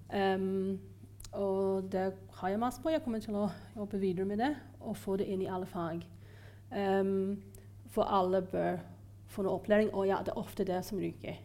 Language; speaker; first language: Norwegian; non-native, fluent; English